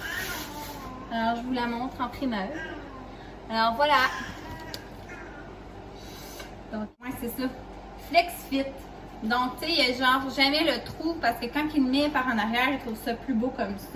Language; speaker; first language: French; native; French